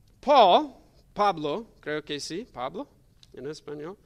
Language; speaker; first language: Spanish; non-native, learner; English